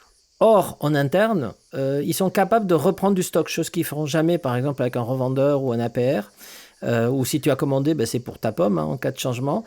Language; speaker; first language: French; native; French